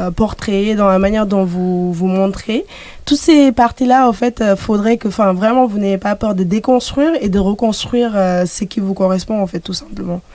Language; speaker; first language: French; non-native, local second language; Wolof